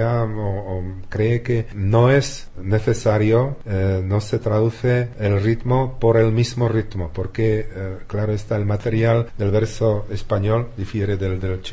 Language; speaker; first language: Spanish; non-native, fluent; Czech